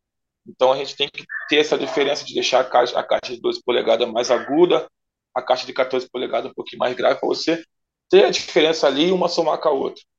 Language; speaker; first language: Portuguese; native; Portuguese